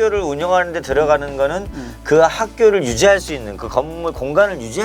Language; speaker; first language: Korean; native; Korean